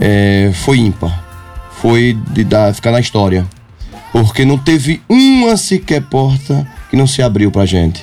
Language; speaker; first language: Portuguese; native; Portuguese